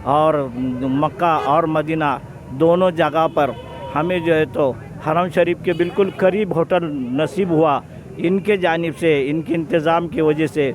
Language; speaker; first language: Urdu; native; Urdu